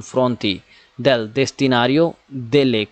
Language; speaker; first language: Italian; non-native, fluent; Punjabi